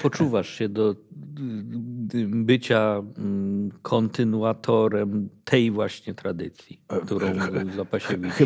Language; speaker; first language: Polish; native; Polish